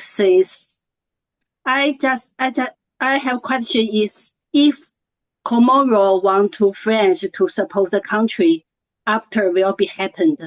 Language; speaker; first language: English; non-native, learner; Chinese